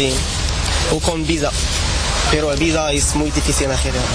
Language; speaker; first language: Spanish; non-native, learner; Arabic